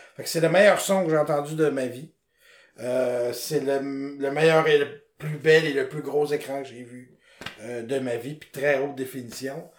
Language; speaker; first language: French; native; French